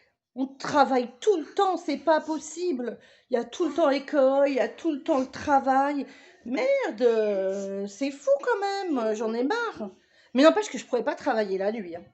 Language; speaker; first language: French; native; French